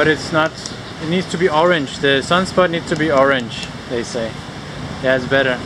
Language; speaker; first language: English; non-native, fluent; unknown